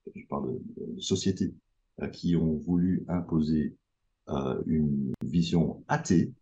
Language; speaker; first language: French; native; French